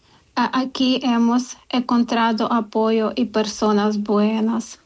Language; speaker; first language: Spanish; non-native, learner; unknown